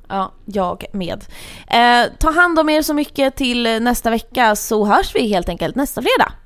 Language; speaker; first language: Swedish; native; Swedish